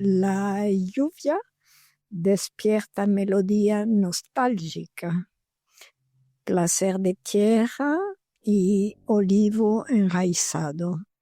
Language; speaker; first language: Spanish; non-native, learner; French